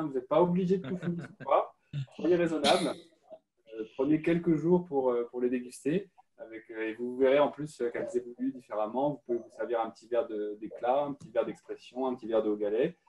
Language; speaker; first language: French; native; French